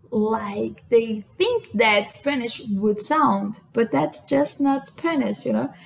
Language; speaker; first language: English; non-native, fluent; Portuguese